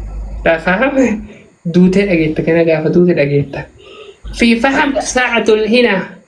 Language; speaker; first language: Arabic; non-native, learner; Oromo